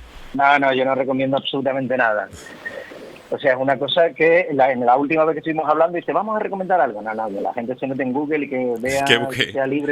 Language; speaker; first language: Spanish; native; Spanish